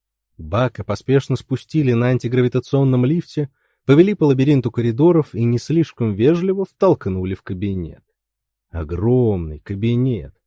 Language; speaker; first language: Russian; native; Russian